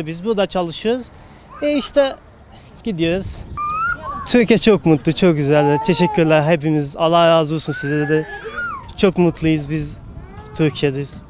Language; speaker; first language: Turkish; non-native, learner; Arabic